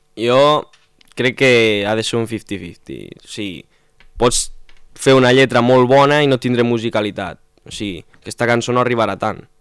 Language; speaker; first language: Catalan; non-native, local second language; Spanish